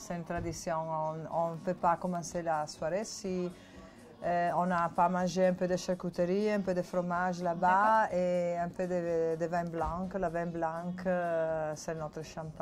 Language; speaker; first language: French; non-native, fluent; Italian